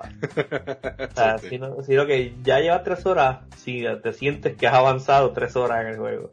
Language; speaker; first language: Spanish; native; Spanish